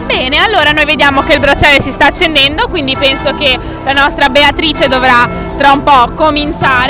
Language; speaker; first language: Italian; native; Italian